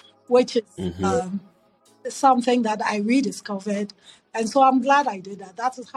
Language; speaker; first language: English; non-native, local second language; Akan